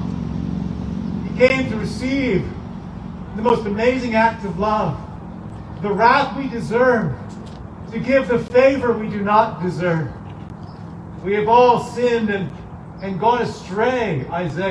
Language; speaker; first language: English; native; English